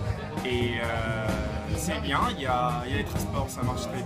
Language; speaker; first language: French; non-native, learner; Italian